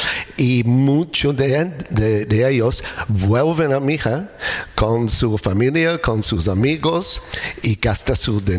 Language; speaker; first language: Spanish; non-native, learner; English